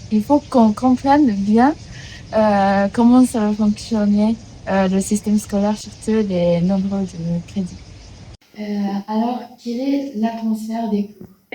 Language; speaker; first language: French; non-native, learner; Japanese